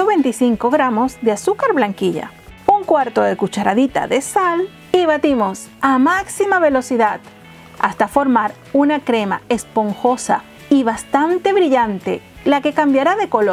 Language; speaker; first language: Spanish; native; Spanish